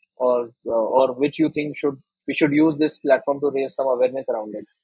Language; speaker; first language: English; non-native, local second language; Hindi